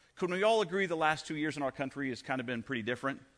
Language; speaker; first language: English; native; English